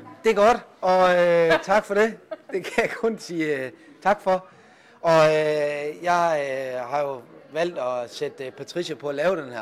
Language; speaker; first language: Danish; native; Danish